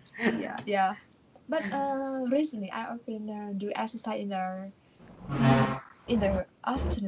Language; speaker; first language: English; non-native, learner; Vietnamese